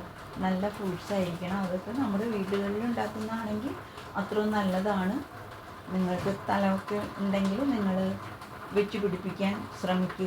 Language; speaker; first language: Malayalam; native; Malayalam